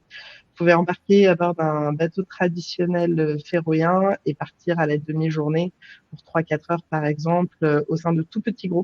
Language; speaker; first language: French; native; French